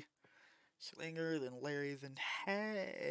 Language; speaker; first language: English; native; English